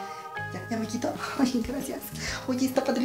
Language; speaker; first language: Spanish; native; Spanish